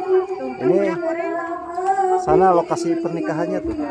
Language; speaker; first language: Indonesian; non-native, local second language; Sundanese